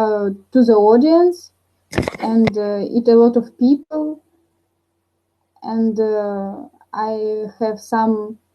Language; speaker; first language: English; non-native, learner; Russian